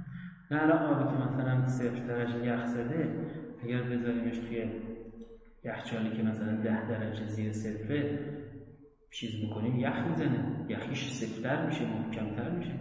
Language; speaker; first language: Persian; native; Persian